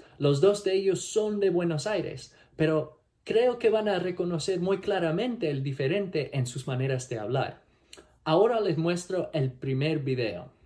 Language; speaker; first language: Spanish; non-native, learner; English